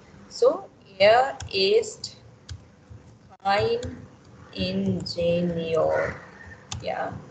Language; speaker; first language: German; non-native, fluent; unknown